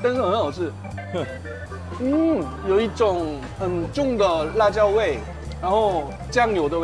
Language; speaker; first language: Chinese; non-native, fluent; Korean